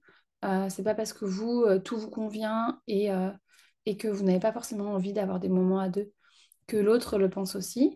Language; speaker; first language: French; native; French